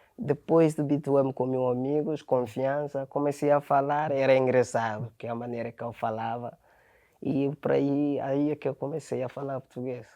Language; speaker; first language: Portuguese; non-native, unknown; Akan